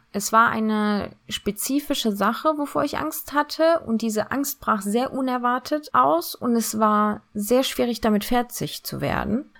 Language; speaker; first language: German; early bilingual, other home language; Turkish